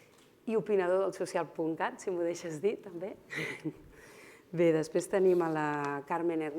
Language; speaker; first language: Catalan; native; Catalan